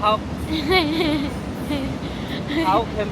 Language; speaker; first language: English; non-native, learner; Korean